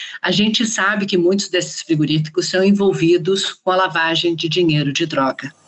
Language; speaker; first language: Portuguese; native; Portuguese